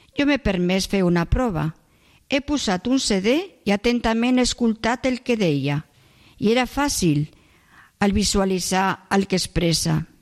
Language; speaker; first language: Catalan; non-native, local second language; Spanish